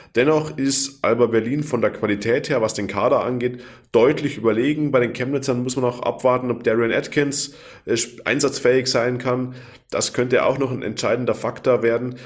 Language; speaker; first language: German; native; German